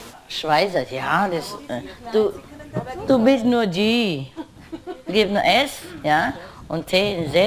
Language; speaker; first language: German; non-native, learner; Vietnamese